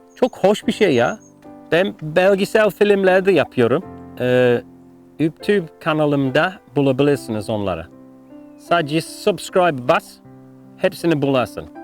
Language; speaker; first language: Turkish; non-native, learner; English